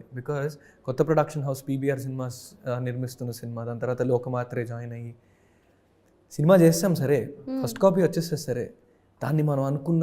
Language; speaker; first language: Telugu; native; Telugu